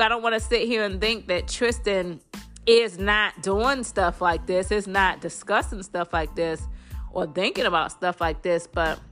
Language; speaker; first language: English; native; English